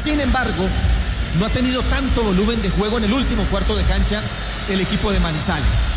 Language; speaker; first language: Spanish; native; Spanish